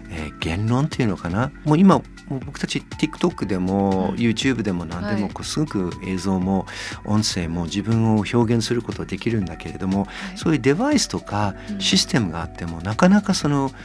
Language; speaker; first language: Japanese; non-native, fluent; English